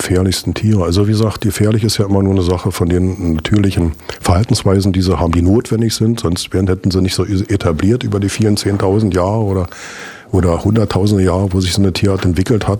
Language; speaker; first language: German; native; German